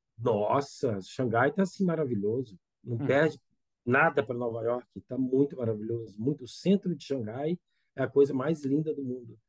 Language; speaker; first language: Portuguese; native; Portuguese